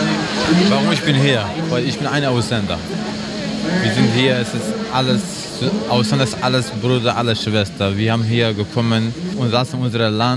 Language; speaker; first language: German; non-native, learner; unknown